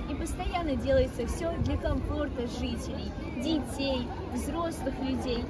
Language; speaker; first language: Russian; native; Russian